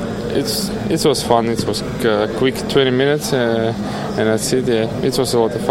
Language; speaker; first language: English; non-native, learner; Russian